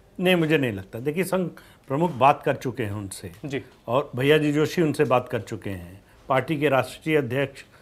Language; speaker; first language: Hindi; native; Hindi